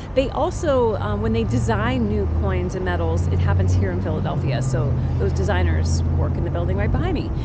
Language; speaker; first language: English; native; English